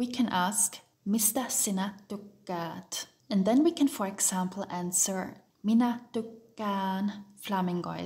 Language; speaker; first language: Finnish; non-native, fluent; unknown